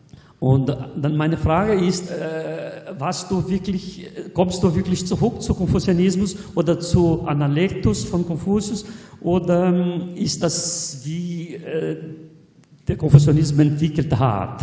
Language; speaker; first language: German; non-native, fluent; Portuguese